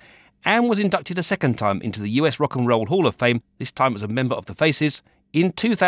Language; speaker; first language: English; native; English